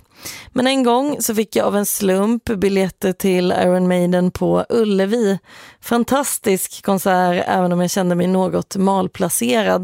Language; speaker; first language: Swedish; native; Swedish